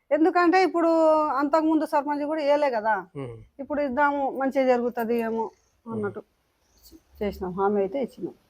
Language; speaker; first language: Telugu; non-native, local second language; Lambadi